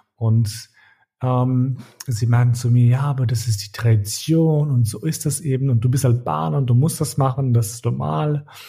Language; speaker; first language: German; early bilingual, other home language; Albanian